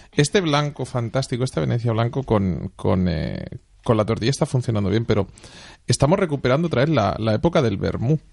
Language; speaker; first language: Spanish; native; Spanish